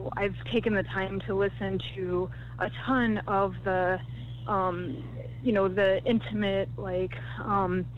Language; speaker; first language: English; native; English